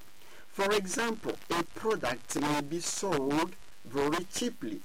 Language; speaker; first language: English; non-native, fluent; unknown